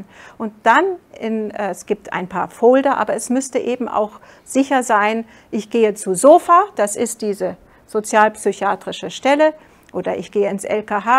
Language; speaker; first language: German; non-native, fluent; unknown